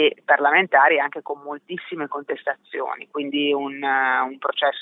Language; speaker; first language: Italian; native; Italian